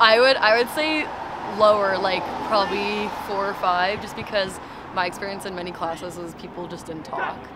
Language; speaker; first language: English; native; English